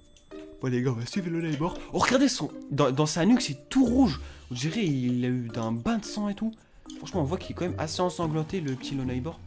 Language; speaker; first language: French; native; French